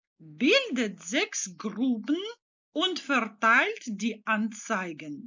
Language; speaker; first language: German; non-native, fluent; Ukrainian